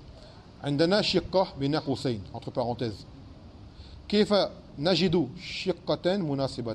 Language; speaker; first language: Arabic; non-native, fluent; French